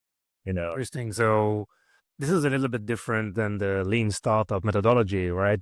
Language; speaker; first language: English; non-native, fluent; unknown